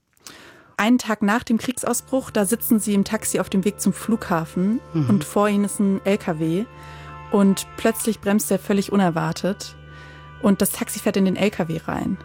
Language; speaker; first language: German; native; German